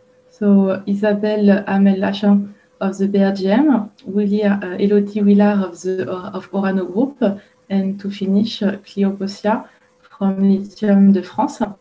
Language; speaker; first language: English; non-native, fluent; French